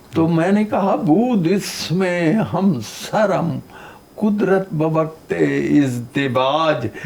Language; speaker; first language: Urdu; non-native, local second language; Punjabi